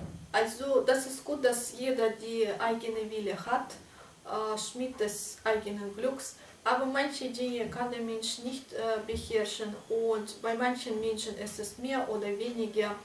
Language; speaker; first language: German; non-native, fluent; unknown